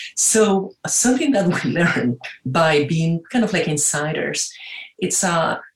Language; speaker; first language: English; non-native, fluent; Spanish